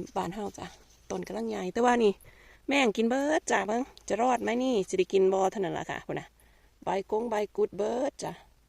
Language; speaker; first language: Thai; native; Thai